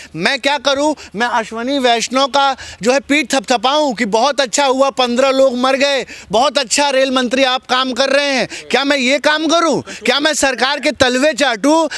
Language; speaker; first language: Hindi; native; Hindi